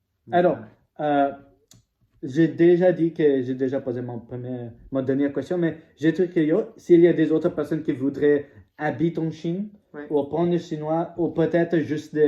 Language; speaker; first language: French; non-native, learner; English